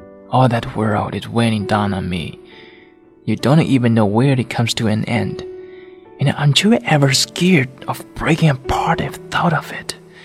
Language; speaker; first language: English; non-native, fluent; Chinese